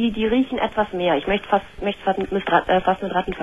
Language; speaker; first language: German; native; German